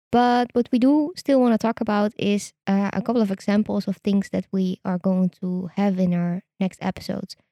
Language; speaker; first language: English; non-native, fluent; Dutch